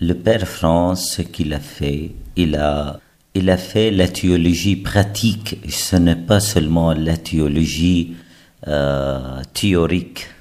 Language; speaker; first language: French; non-native, fluent; Arabic